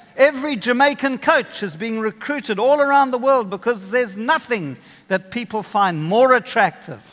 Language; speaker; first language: English; native; English